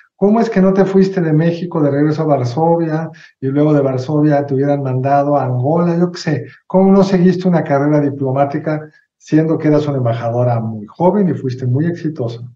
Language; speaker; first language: Spanish; native; Spanish